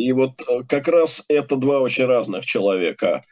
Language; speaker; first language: Russian; native; Russian